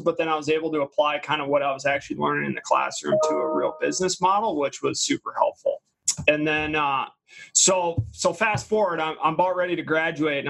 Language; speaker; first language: English; native; English